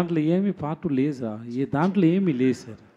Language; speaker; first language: Telugu; non-native, learner; Tamil